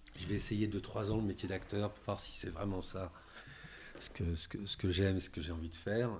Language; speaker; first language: French; native; French